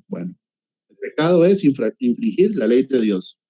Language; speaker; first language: Spanish; native; Spanish